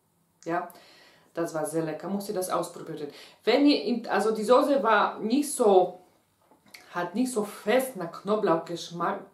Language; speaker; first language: German; non-native, fluent; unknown